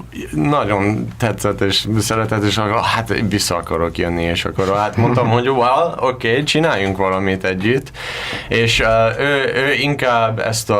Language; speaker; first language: Hungarian; non-native, learner; English